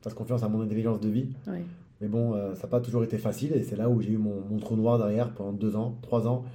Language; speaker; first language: French; native; French